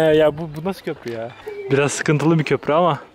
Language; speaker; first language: Turkish; native; Turkish